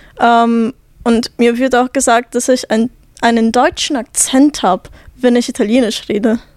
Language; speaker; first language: German; early bilingual, other home language; Italian